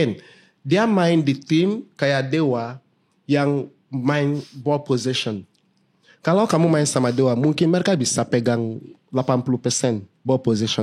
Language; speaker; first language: Indonesian; non-native, fluent; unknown